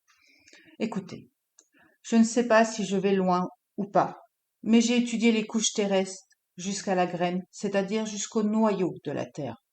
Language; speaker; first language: French; native; French